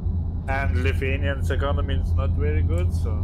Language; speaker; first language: English; non-native, learner; Lithuanian